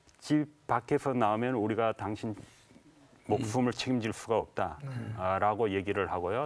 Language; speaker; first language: Korean; native; Korean